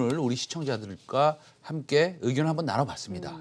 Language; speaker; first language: Korean; native; Korean